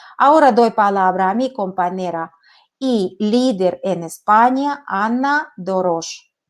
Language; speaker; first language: Spanish; non-native, fluent; Russian